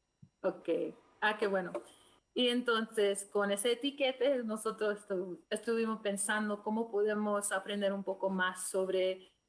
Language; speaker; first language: Spanish; non-native, fluent; English